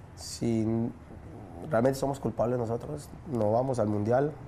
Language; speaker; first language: Spanish; native; Spanish